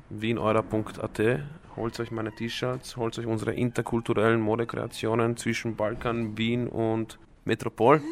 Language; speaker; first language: German; early bilingual, other home language; Croatian